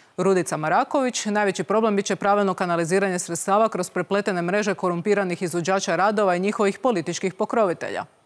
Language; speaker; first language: Croatian; native; Croatian